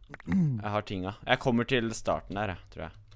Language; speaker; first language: Norwegian; native; Norwegian